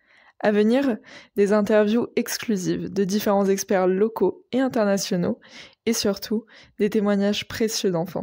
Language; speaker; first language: French; native; French